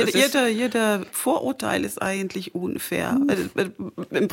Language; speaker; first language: German; non-native, fluent; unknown